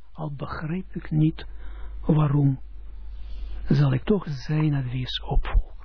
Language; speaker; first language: Dutch; non-native, fluent; Russian